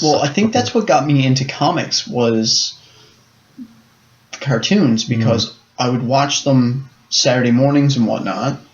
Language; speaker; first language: English; native; English